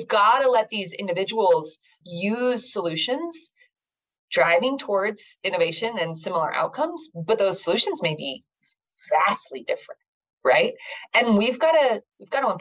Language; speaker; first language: English; native; English